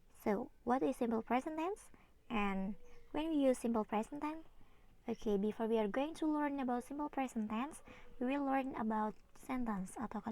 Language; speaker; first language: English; non-native, fluent; Indonesian